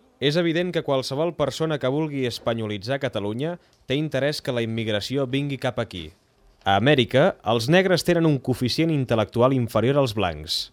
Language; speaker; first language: Catalan; native; Catalan